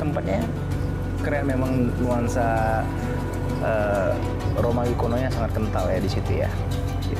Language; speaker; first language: Indonesian; native; Indonesian